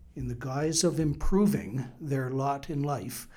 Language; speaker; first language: English; native; English